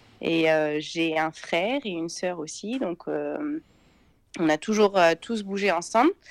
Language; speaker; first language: French; native; French